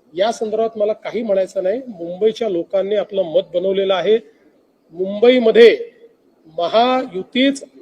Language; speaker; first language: Marathi; native; Marathi